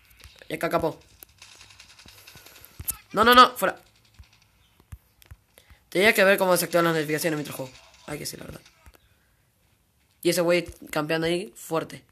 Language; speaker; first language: Spanish; native; Spanish